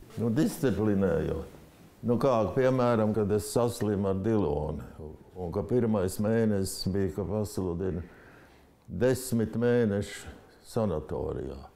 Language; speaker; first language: Latvian; native; Latvian